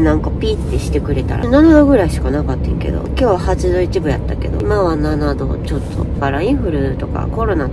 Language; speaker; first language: Japanese; native; Japanese